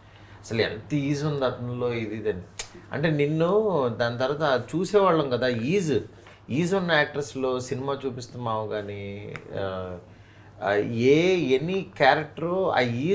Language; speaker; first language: Telugu; native; Telugu